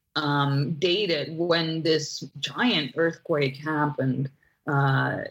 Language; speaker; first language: English; non-native, fluent; Dutch